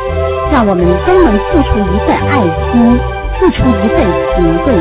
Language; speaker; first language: Chinese; native; Chinese